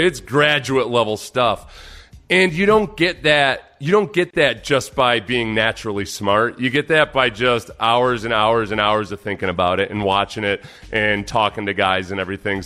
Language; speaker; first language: English; native; English